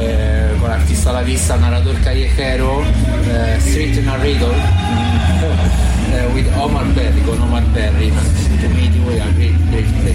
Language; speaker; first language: English; non-native, learner; Italian